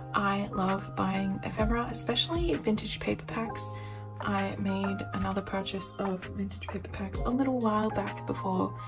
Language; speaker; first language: English; native; English